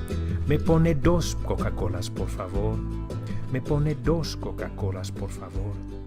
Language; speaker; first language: Spanish; non-native, fluent; English